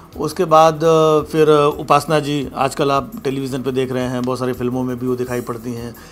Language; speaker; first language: Hindi; native; Hindi